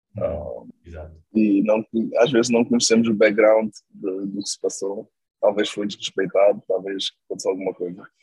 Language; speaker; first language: Portuguese; non-native, local second language; Kabuverdianu